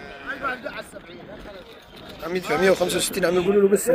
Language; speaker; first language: Arabic; native; Arabic